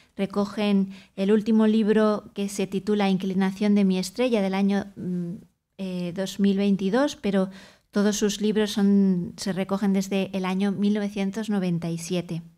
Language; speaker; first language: Spanish; native; Spanish